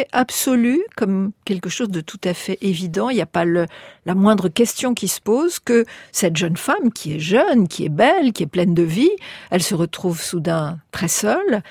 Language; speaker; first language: French; native; French